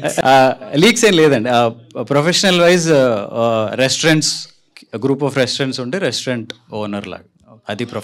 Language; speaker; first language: Telugu; native; Telugu